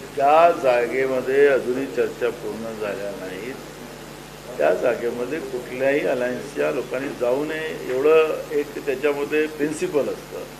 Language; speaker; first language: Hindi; non-native, local second language; Marathi